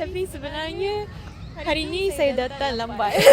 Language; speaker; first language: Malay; non-native, fluent; Japanese